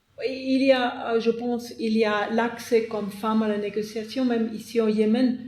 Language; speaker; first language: French; non-native, fluent; German